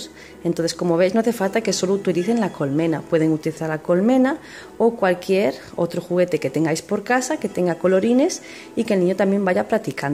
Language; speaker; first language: Spanish; native; Spanish